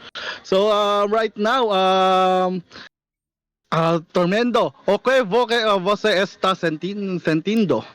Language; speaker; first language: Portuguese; non-native, learner; English